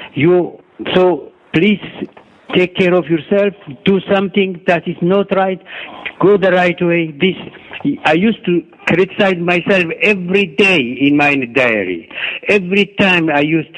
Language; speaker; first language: English; non-native, learner; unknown